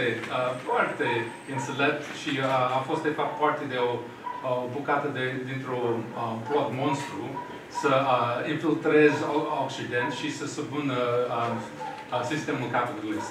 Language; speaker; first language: Romanian; non-native, fluent; English